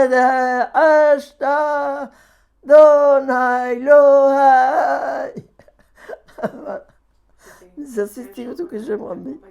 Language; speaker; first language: French; non-native, learner; Arabic